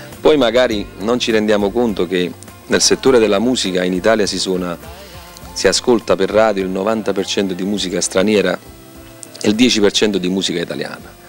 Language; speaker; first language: Italian; native; Italian